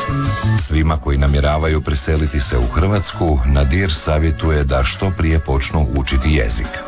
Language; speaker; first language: Serbian; native; Serbian